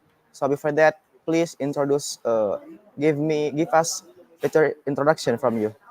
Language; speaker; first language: English; non-native, learner; Indonesian